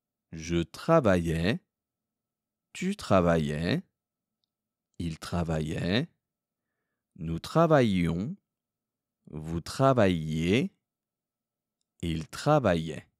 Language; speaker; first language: French; non-native, fluent; Korean